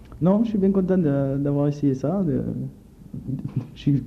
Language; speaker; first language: French; native; French